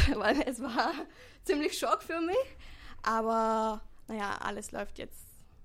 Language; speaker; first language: German; non-native, fluent; Bulgarian